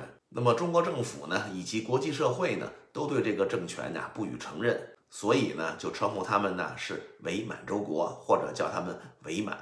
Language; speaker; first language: Chinese; native; Chinese